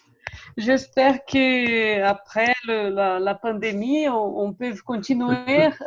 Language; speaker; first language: French; non-native, fluent; Portuguese